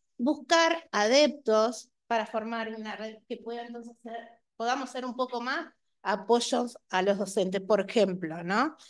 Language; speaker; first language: Spanish; native; Spanish